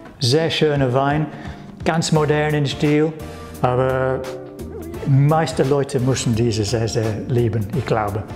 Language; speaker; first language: German; non-native, learner; English